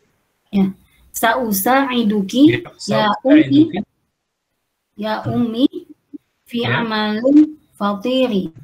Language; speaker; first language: Arabic; non-native, learner; Indonesian